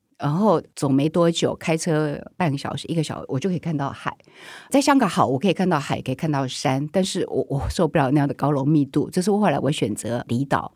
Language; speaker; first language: Chinese; native; Chinese